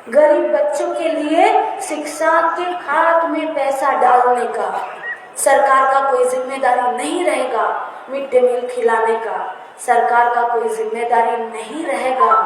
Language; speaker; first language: Hindi; non-native, local second language; Bangla